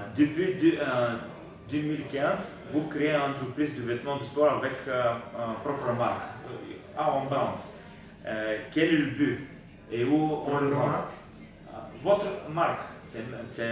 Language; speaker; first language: French; non-native, learner; Bulgarian